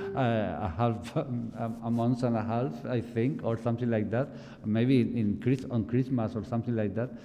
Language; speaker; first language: English; non-native, fluent; Spanish